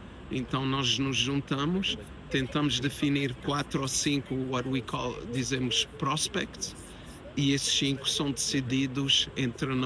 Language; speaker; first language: Portuguese; early bilingual, heritage; English